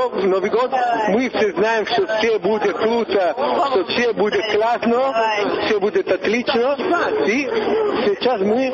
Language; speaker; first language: Russian; non-native, learner; Italian